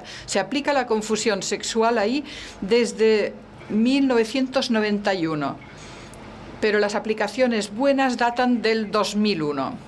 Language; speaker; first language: Spanish; non-native, fluent; Italian